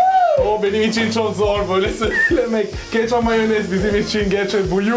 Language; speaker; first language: Turkish; non-native, learner; Italian